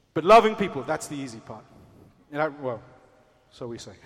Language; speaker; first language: English; early bilingual, other home language; Spanish